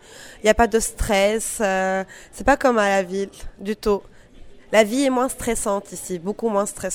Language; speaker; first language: French; non-native, local second language; Arabic